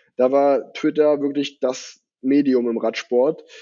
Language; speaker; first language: German; native; German